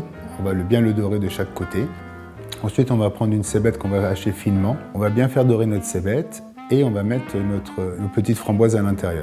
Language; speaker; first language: French; native; French